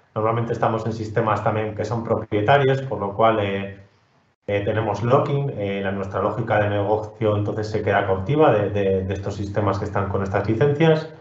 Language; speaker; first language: Spanish; native; Spanish